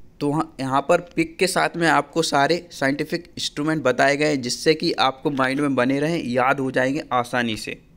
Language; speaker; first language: Hindi; native; Hindi